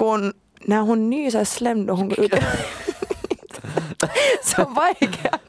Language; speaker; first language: Finnish; non-native, local second language; Swedish